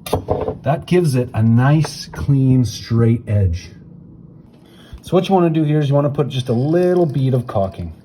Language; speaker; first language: English; native; English